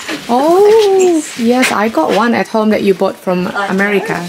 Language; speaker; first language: English; non-native, learner; Indonesian